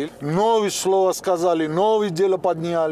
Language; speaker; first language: Russian; non-native, local second language; Georgian